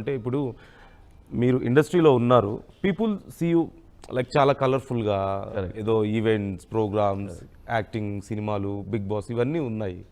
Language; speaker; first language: Telugu; native; Telugu